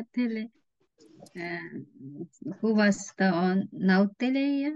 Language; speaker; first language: Finnish; non-native, learner; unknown